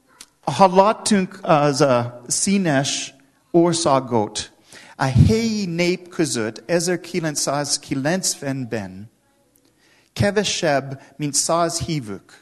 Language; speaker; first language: Hungarian; non-native, learner; English